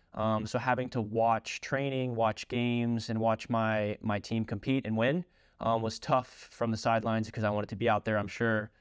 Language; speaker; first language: English; native; English